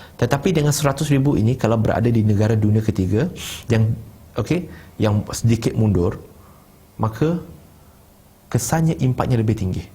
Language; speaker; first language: Malay; non-native, local second language; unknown